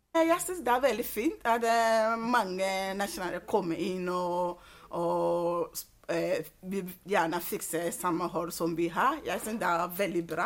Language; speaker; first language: Norwegian; non-native, fluent; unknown